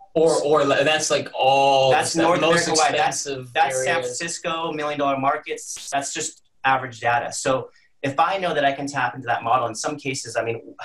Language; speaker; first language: English; native; English